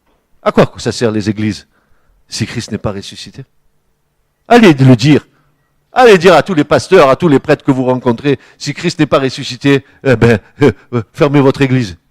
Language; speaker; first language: French; native; French